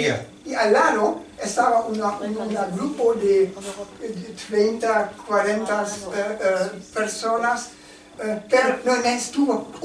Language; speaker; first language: Spanish; non-native, learner; German